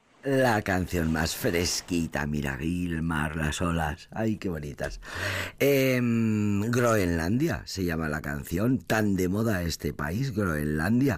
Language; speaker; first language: Spanish; native; Spanish